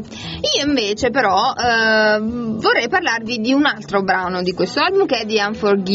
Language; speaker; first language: Italian; native; Italian